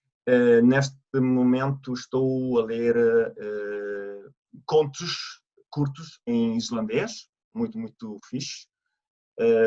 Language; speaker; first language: Portuguese; non-native, fluent; Italian